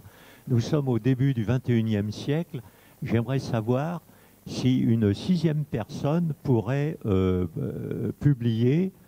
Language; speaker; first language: French; native; French